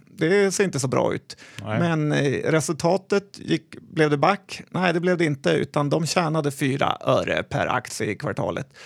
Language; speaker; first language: Swedish; native; Swedish